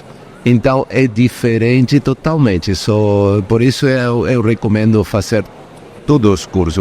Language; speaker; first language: Portuguese; non-native, fluent; Spanish